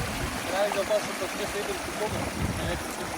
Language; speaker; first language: Lithuanian; native; Lithuanian